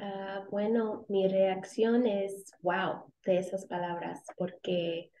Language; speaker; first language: Spanish; early bilingual, heritage; Spanish